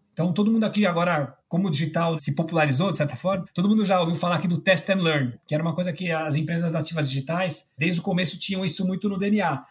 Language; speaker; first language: Portuguese; early bilingual, other home language; Spanish